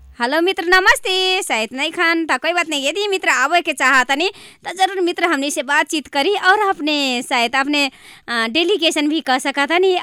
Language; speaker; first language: Bhojpuri; non-native, local second language; Maithili